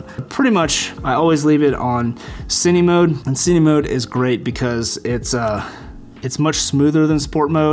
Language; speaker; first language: English; native; English